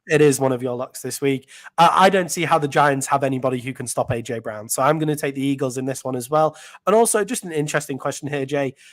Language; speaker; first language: English; native; English